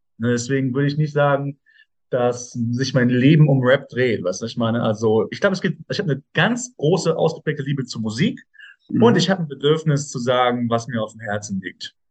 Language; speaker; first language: German; native; German